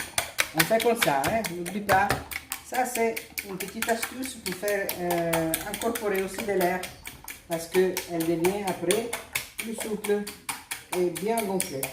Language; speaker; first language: French; non-native, fluent; Italian